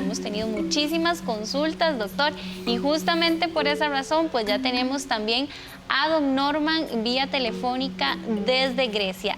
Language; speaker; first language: Spanish; native; Spanish